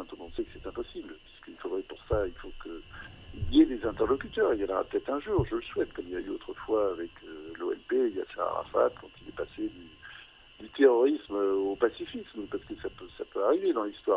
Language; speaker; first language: French; native; French